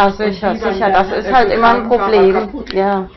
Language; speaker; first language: German; non-native, fluent; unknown